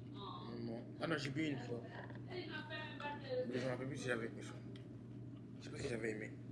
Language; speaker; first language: French; native; French